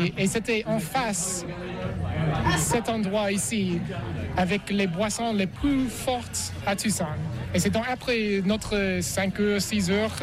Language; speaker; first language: French; non-native, fluent; English